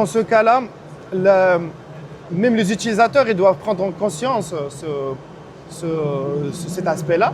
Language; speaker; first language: French; non-native, local second language; Arabic